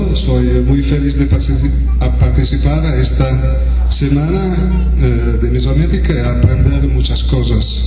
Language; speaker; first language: Spanish; non-native, learner; Italian